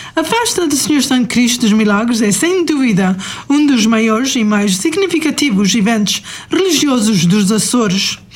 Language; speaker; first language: Portuguese; native; Portuguese